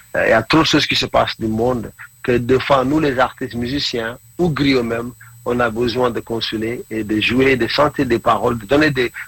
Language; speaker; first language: French; non-native, local second language; Mandingo